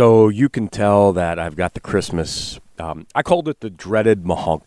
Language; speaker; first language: English; native; English